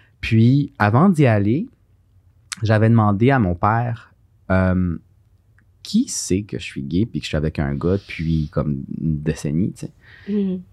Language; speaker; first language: French; early bilingual, other home language; Spanish